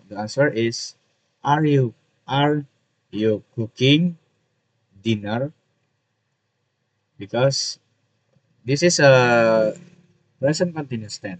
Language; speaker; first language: English; non-native, learner; Indonesian